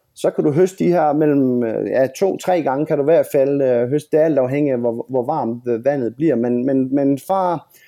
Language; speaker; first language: Danish; native; Danish